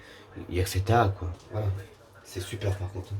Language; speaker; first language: French; native; French